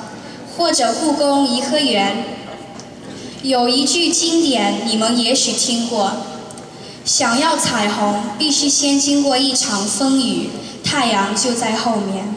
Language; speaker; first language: Chinese; early bilingual, heritage; Chinese